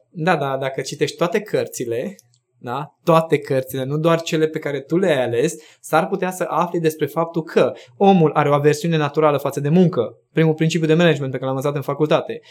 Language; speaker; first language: Romanian; non-native, local second language; Hungarian